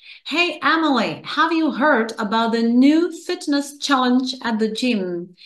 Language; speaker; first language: English; non-native, fluent; Czech